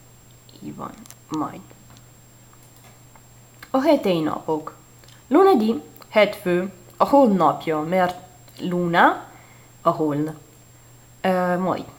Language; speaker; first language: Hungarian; non-native, learner; Italian